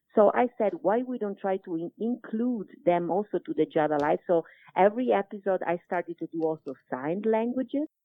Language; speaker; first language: English; non-native, fluent; Italian